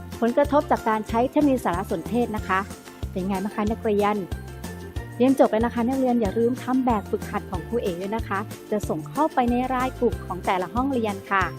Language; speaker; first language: Thai; native; Thai